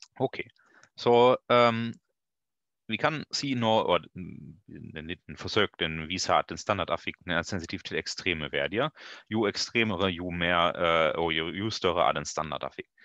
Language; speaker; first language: Norwegian; non-native, learner; German